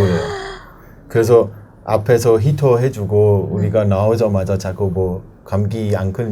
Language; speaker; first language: Korean; non-native, learner; Persian